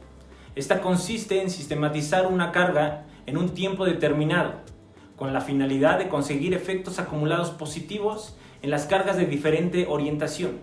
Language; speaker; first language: Spanish; native; Spanish